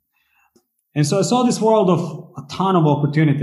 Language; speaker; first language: English; non-native, fluent; Serbian